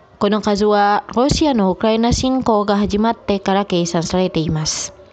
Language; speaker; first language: Japanese; non-native, fluent; Indonesian